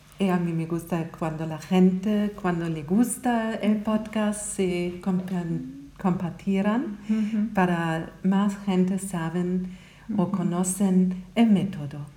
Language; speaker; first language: Spanish; non-native, learner; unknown